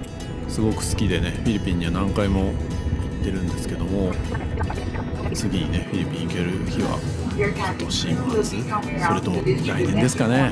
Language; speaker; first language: Japanese; native; Japanese